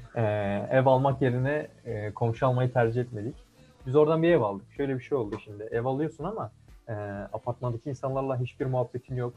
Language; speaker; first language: Turkish; native; Turkish